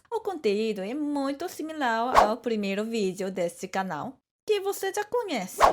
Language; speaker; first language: Portuguese; non-native, learner; Korean